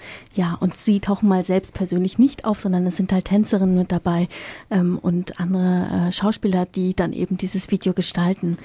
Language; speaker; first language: German; native; German